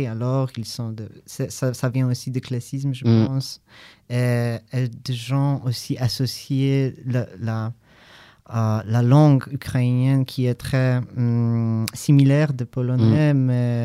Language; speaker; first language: French; non-native, learner; Polish